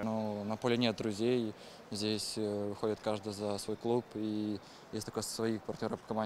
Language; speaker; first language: Russian; non-native, local second language; Ukrainian